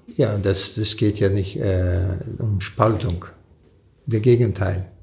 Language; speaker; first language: German; early bilingual, other home language; Portuguese